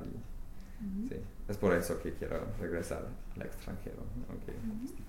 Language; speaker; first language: Spanish; non-native, fluent; English